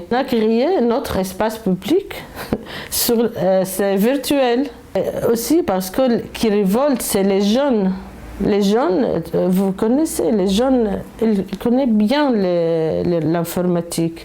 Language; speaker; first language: French; non-native, fluent; Arabic